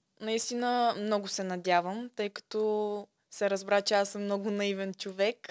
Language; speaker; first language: Bulgarian; early bilingual, other home language; Russian